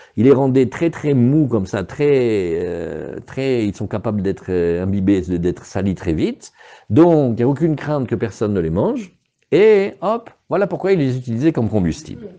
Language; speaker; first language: French; native; French